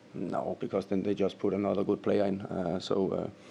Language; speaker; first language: English; non-native, fluent; Danish